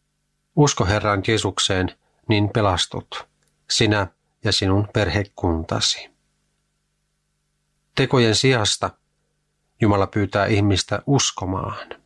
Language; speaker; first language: Finnish; native; Finnish